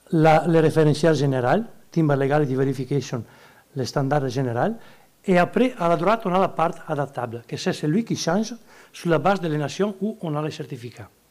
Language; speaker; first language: French; non-native, learner; Italian